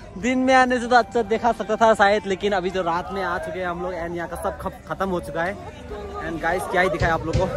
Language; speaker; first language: Hindi; non-native, local second language; Nepali